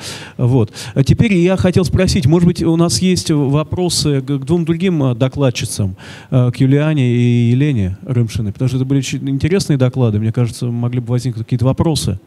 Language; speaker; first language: Russian; native; Russian